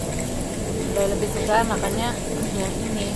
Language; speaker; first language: Indonesian; native; Indonesian